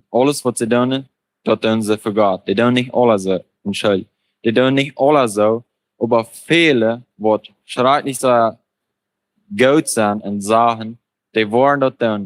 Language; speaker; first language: German; non-native, local second language; Plautdietsch